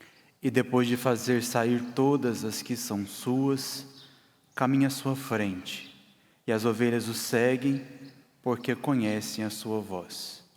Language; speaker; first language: Portuguese; native; Portuguese